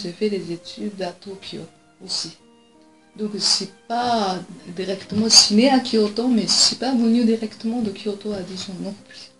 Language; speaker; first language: French; non-native, fluent; Japanese